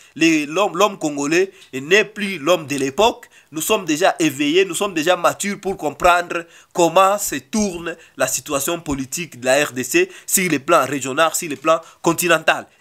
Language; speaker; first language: French; non-native, local second language; Swahili